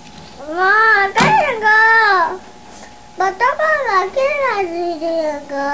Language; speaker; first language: Japanese; native; Japanese